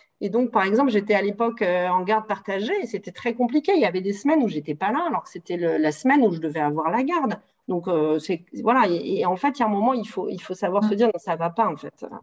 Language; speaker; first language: French; native; French